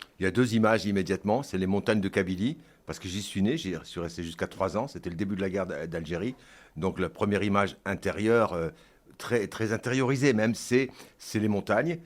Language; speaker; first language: French; early bilingual, other home language; Kabyle